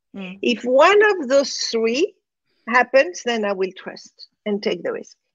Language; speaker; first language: English; non-native, fluent; French